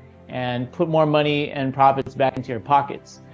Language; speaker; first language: English; native; English